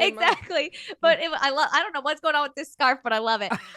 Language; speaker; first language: English; native; English